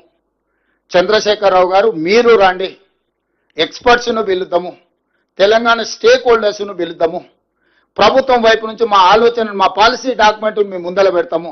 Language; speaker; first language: Telugu; native; Telugu